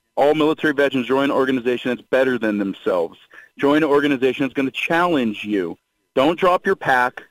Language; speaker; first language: English; native; English